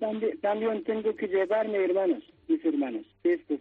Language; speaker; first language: Spanish; non-native, learner; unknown